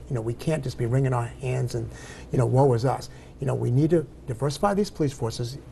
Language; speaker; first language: English; native; English